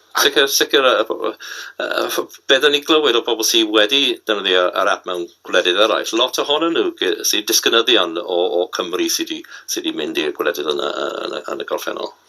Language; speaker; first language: Welsh; non-native, local second language; English